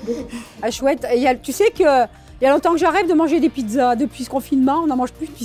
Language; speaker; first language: French; native; French